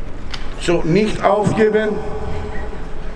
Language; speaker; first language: German; non-native, fluent; Greek